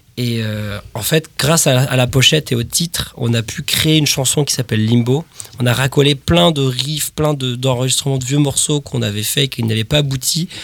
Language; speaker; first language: French; native; French